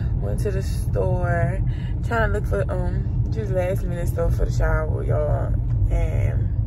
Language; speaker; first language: English; native; English